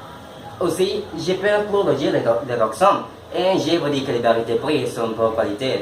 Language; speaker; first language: French; non-native, learner; Spanish